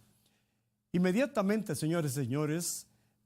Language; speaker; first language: Spanish; native; Spanish